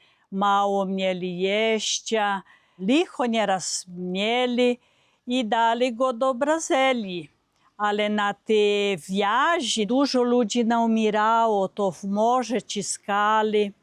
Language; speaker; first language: Polish; early bilingual, heritage; Polish